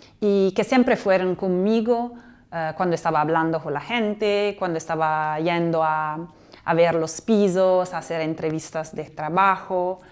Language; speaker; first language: Spanish; non-native, fluent; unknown